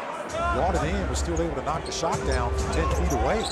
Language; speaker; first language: English; native; English